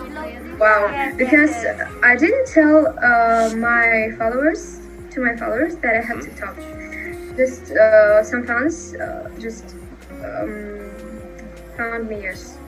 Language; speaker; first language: English; non-native, learner; Russian